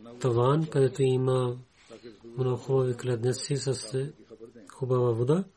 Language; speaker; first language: Bulgarian; non-native, learner; Urdu